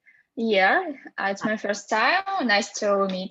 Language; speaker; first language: English; non-native, fluent; Russian